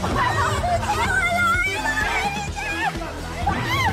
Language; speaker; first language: Chinese; native; Chinese